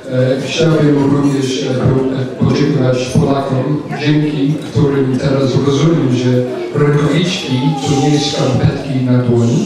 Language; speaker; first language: Polish; non-native, learner; English